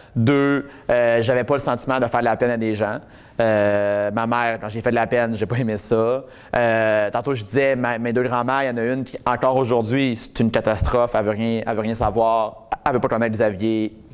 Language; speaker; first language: French; native; French